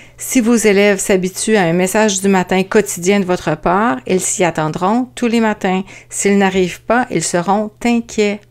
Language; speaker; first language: French; native; French